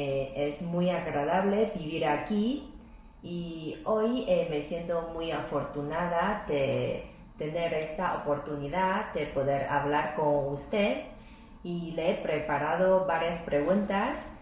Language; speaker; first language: Spanish; non-native, fluent; Chinese